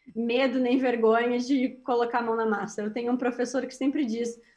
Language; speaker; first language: Portuguese; native; Portuguese